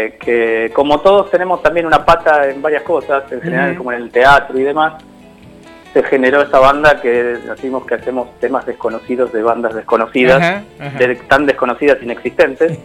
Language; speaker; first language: Spanish; native; Spanish